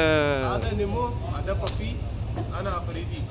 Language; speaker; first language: Arabic; non-native, learner; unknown